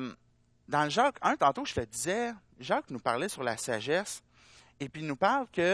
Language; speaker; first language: French; native; French